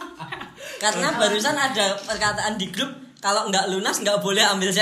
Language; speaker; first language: Indonesian; native; Indonesian